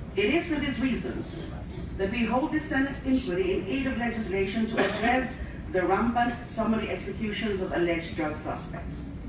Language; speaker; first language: English; non-native, local second language; Filipino